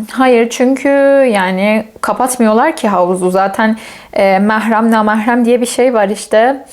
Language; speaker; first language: Turkish; non-native, fluent; Persian